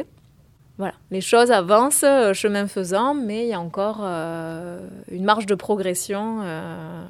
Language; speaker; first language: French; native; French